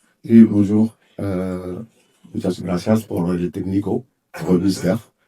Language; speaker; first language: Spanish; non-native, learner; Wolof